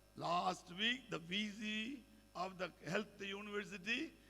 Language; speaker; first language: English; non-native, local second language; Malayalam